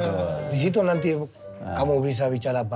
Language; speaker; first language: Indonesian; non-native, fluent; Spanish